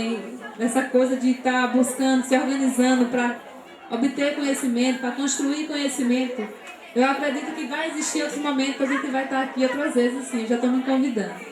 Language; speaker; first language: Portuguese; native; Portuguese